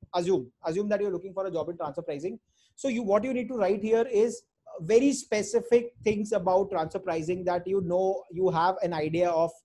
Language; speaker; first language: English; non-native, local second language; Hindi